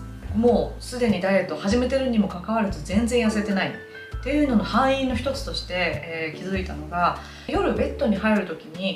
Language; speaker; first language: Japanese; native; Japanese